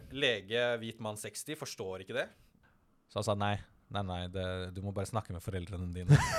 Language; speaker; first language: Norwegian; early bilingual, other home language; Tamil